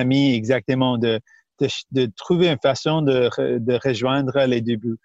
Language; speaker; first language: French; non-native, local second language; Punjabi